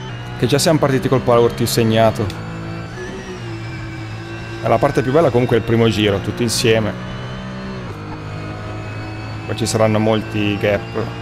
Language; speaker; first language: Italian; native; Italian